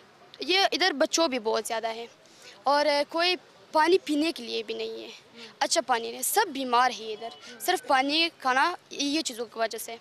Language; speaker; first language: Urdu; non-native, learner; Persian